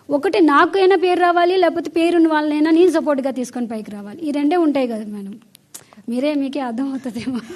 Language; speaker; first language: Telugu; native; Telugu